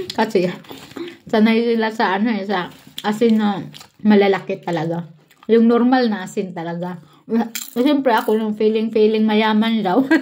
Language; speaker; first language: Filipino; non-native, local second language; Cebuano